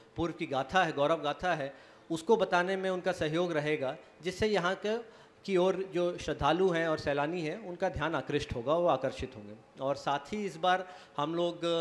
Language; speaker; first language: Hindi; native; Hindi